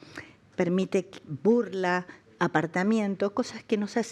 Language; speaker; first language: Spanish; native; Spanish